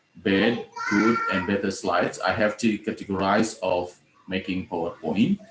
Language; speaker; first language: English; non-native, fluent; Indonesian